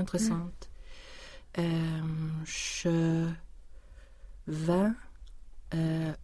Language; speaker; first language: French; non-native, learner; Swedish